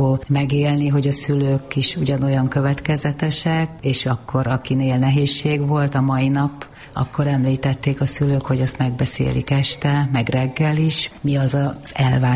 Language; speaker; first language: Hungarian; native; Hungarian